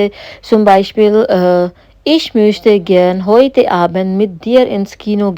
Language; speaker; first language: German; non-native, fluent; Hindi